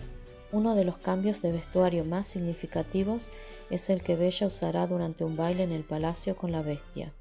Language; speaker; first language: Spanish; native; Spanish